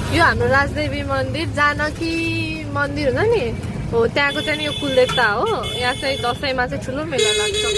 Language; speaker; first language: Nepali; non-native, local second language; Maithili